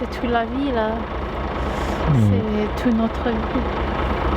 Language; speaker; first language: French; non-native, learner; Thai